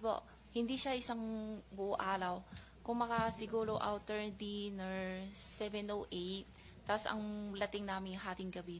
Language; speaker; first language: Filipino; non-native, learner; Chinese